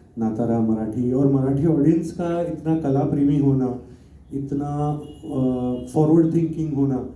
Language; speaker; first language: Hindi; non-native, local second language; Gujarati